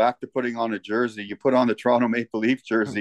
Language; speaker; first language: English; native; English